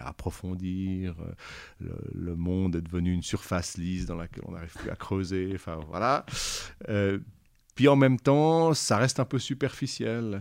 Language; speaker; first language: French; native; French